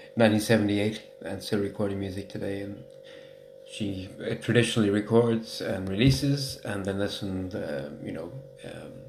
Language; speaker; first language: English; native; English